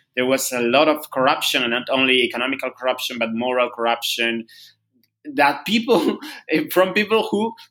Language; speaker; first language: English; non-native, fluent; Spanish